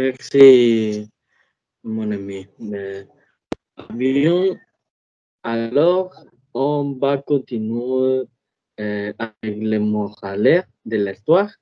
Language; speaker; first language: French; non-native, learner; Spanish